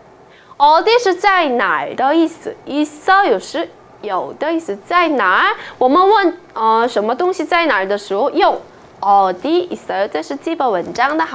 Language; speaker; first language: Chinese; non-native, fluent; Korean